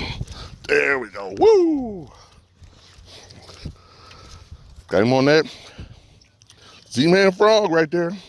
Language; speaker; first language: English; native; English